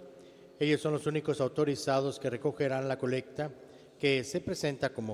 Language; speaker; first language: Spanish; native; Spanish